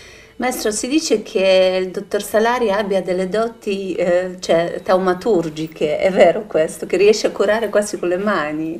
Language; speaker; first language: Italian; native; Italian